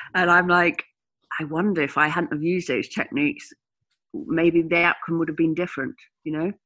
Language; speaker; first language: English; native; English